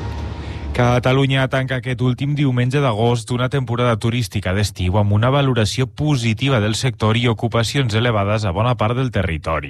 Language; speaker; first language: Catalan; native; Catalan